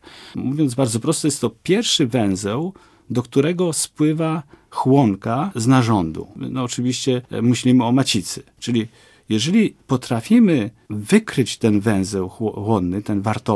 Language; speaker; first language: Polish; native; Polish